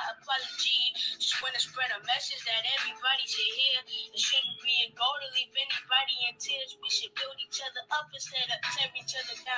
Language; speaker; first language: English; native; English